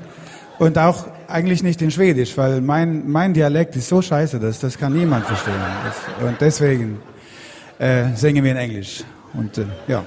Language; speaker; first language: German; non-native, learner; Swedish